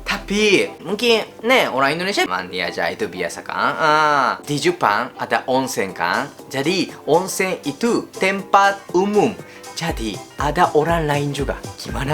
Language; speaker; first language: Indonesian; non-native, learner; Japanese